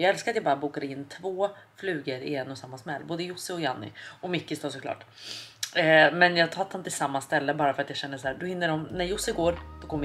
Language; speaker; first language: Swedish; native; Swedish